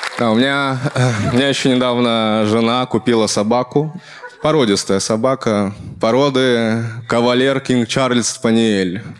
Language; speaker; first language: Russian; native; Russian